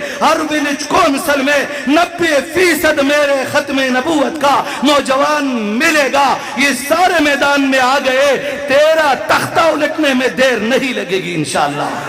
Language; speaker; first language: Urdu; non-native, local second language; Pashto